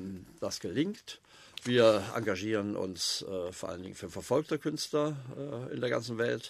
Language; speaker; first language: German; native; German